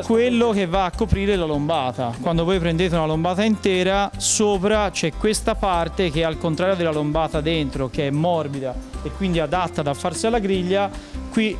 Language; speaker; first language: Italian; native; Italian